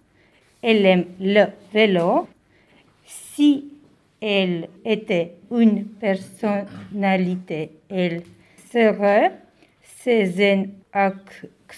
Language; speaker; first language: French; non-native, learner; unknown